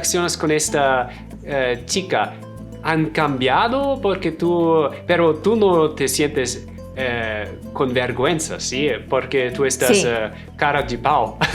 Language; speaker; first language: Spanish; non-native, fluent; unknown